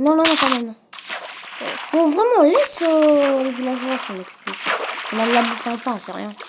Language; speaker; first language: French; native; French